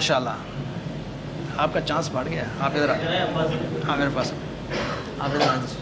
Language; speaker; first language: Urdu; native; Urdu